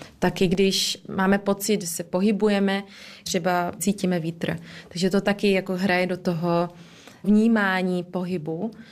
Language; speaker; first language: Czech; early bilingual, heritage; Czech